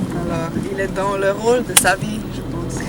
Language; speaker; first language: French; non-native, fluent; Slovenian